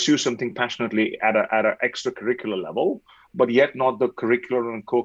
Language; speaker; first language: English; non-native, local second language; Hindi